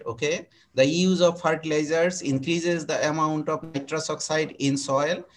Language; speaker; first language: English; non-native, local second language; Bangla